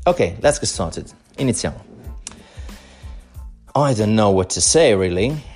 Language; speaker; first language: English; non-native, fluent; Italian